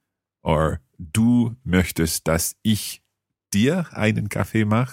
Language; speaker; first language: German; non-native, learner; English